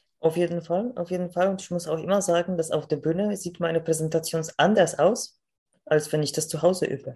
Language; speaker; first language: German; non-native, fluent; Polish